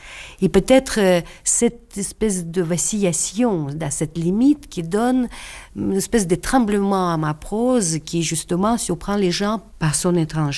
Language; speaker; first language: French; non-native, fluent; Russian